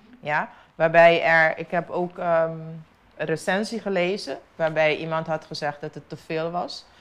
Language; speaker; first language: Dutch; non-native, local second language; Papiamento